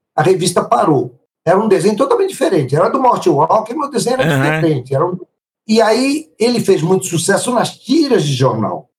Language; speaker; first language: Portuguese; non-native, fluent; Italian